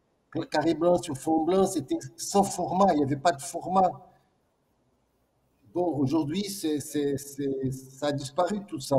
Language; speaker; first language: French; non-native, fluent; Portuguese